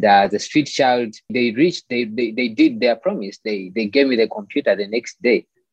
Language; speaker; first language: English; non-native, local second language; Ganda